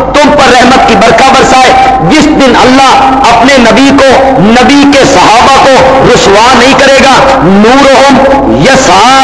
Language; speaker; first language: Urdu; native; Urdu